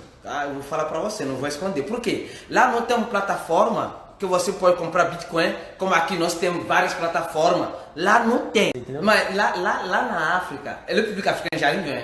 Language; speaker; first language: Portuguese; non-native, fluent; French